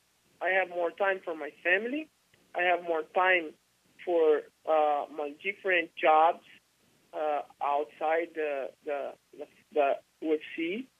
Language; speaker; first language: English; non-native, learner; Portuguese